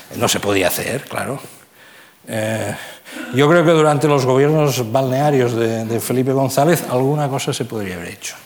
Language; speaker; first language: Spanish; non-native, local second language; Catalan